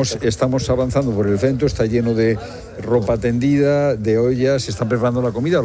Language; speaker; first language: Spanish; native; Spanish